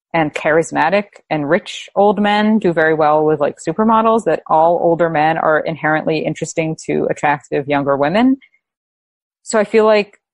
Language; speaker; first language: English; native; English